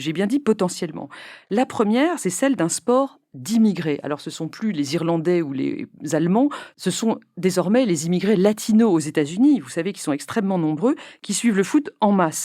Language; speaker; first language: French; native; French